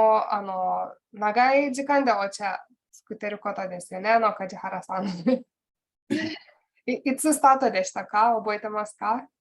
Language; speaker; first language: Japanese; non-native, learner; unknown